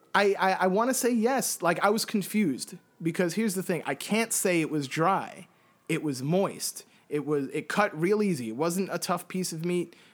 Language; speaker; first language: English; early bilingual, heritage; Spanish